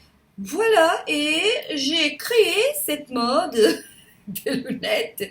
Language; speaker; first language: French; non-native, fluent; Portuguese